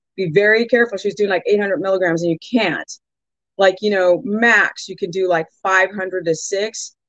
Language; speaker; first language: English; native; English